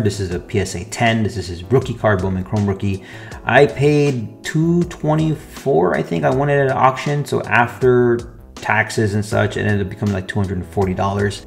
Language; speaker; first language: English; native; English